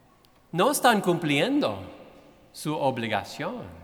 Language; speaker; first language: Spanish; non-native, fluent; English